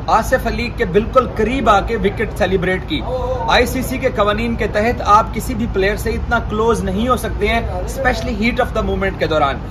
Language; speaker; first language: Urdu; native; Urdu